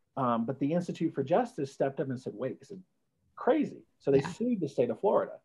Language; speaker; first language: English; native; English